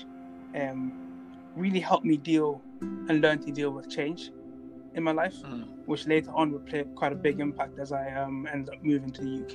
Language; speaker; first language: English; non-native, local second language; Tswana